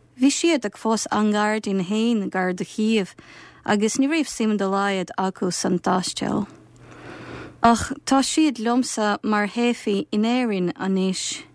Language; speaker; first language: Irish; non-native, fluent; Ukrainian